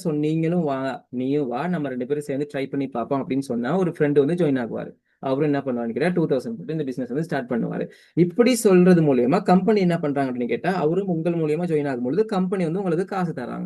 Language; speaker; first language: Tamil; native; Tamil